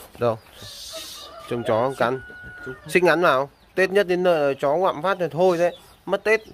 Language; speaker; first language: Vietnamese; native; Vietnamese